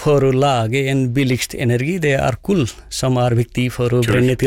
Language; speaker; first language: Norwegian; non-native, fluent; Nepali